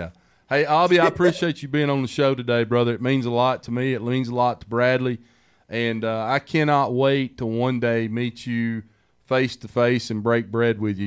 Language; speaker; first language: English; native; English